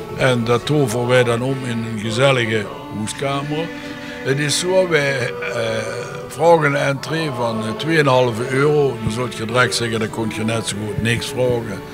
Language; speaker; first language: Dutch; native; Dutch